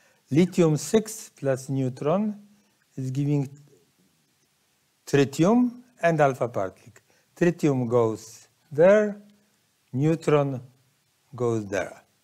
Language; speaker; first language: English; non-native, fluent; Polish